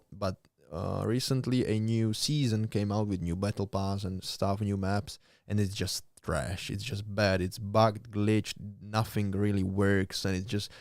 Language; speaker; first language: English; non-native, fluent; Slovak